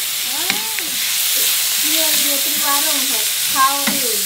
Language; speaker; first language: English; non-native, learner; Indonesian